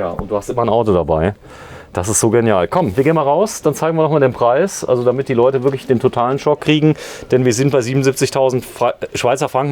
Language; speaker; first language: German; native; German